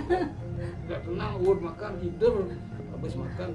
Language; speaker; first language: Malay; non-native, local second language; Balinese